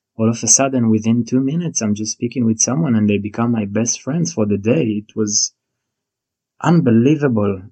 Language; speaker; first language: English; non-native, fluent; Hebrew